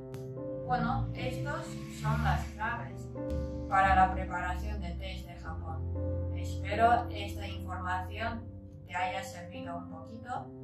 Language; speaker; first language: Spanish; non-native, learner; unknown